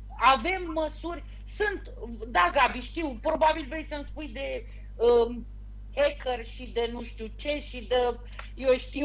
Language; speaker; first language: Romanian; native; Romanian